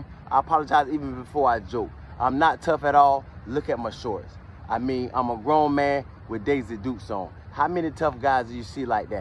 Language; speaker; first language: English; native; English